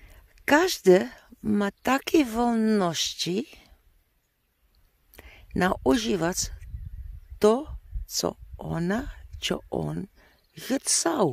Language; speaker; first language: Polish; non-native, learner; Dutch